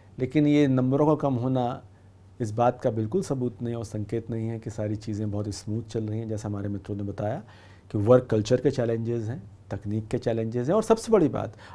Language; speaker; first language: Hindi; native; Hindi